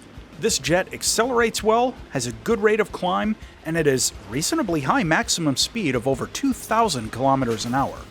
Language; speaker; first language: English; native; English